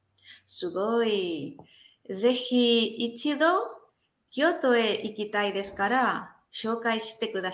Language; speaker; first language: Japanese; non-native, learner; Spanish